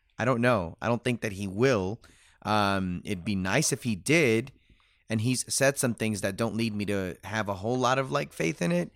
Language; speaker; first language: English; early bilingual, other home language; Spanish